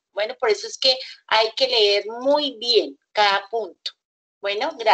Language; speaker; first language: Spanish; native; Spanish